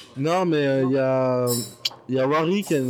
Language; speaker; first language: French; native; French